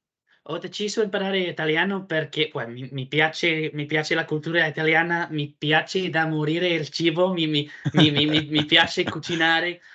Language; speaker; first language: Italian; non-native, learner; English